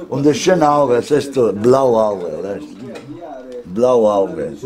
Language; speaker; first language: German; non-native, learner; Italian